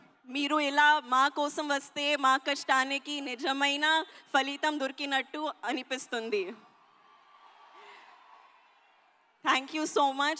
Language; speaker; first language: Telugu; non-native, learner; Hindi